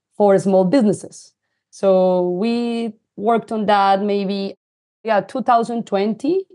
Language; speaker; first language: English; non-native, fluent; Spanish